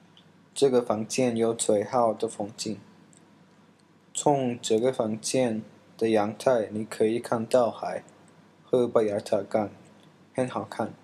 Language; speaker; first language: Chinese; non-native, learner; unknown